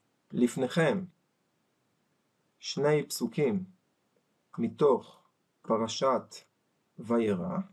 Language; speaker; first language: Hebrew; native; Hebrew